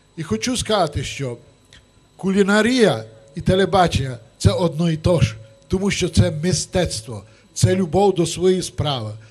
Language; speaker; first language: Ukrainian; native; Ukrainian